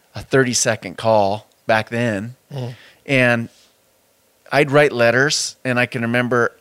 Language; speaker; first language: English; native; English